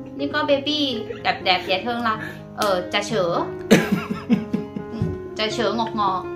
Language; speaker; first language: Vietnamese; non-native, learner; Thai